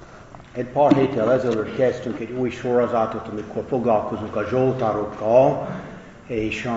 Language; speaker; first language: Hungarian; non-native, fluent; English